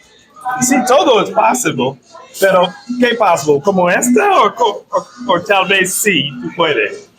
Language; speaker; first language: Spanish; non-native, learner; English